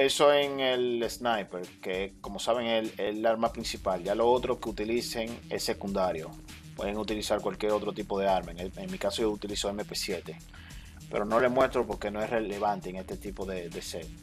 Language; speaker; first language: Spanish; native; Spanish